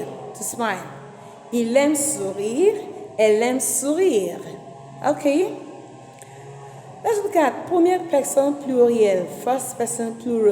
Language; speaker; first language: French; non-native, fluent; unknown